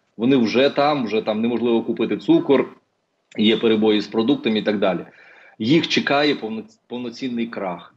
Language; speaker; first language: Ukrainian; non-native, local second language; Russian